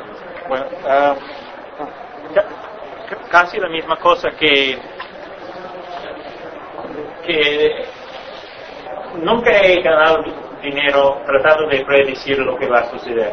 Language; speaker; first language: Spanish; non-native, fluent; English